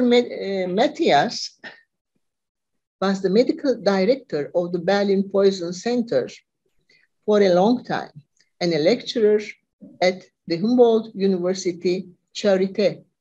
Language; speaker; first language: English; non-native, fluent; Turkish